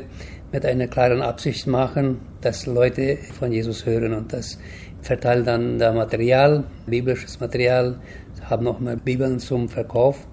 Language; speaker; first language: German; early bilingual, heritage; German